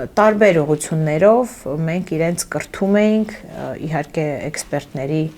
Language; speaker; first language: Armenian; early bilingual, heritage; Armenian